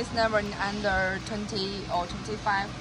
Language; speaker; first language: English; non-native, learner; Chinese